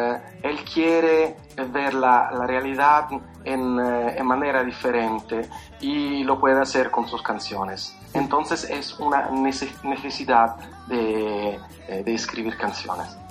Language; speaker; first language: Spanish; non-native, fluent; Italian